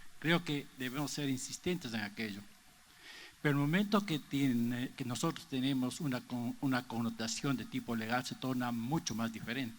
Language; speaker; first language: Spanish; native; Spanish